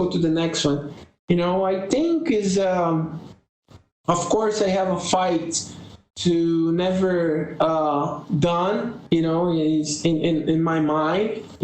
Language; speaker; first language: English; non-native, learner; Portuguese